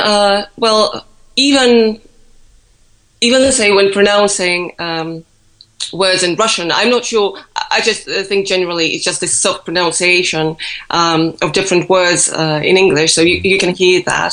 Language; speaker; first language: English; non-native, fluent; Russian